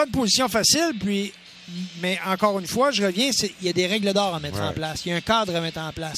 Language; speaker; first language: French; native; French